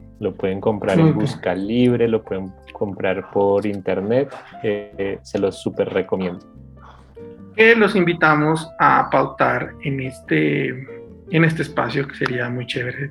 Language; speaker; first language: Spanish; native; Spanish